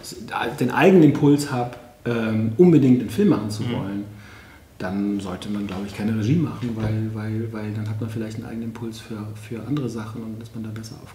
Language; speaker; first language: German; native; German